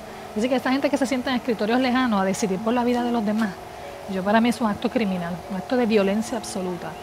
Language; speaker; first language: Spanish; native; Spanish